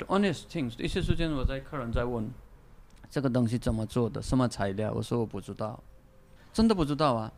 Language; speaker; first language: Chinese; non-native, fluent; Nepali